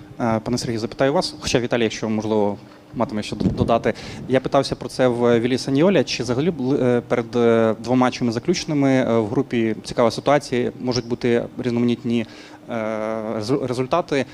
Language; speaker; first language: Ukrainian; native; Ukrainian